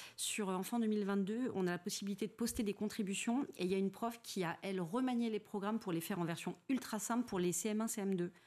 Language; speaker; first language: French; native; French